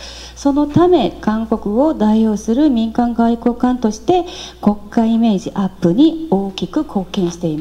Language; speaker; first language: Japanese; non-native, fluent; Korean